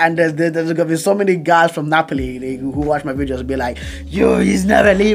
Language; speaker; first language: English; native; English